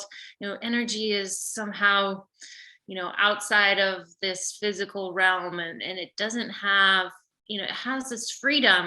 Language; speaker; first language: English; native; English